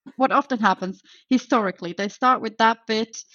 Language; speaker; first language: English; non-native, fluent; Finnish